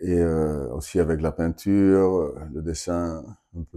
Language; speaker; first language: French; non-native, fluent; Spanish